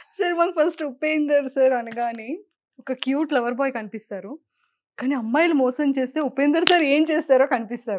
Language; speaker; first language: Telugu; native; Telugu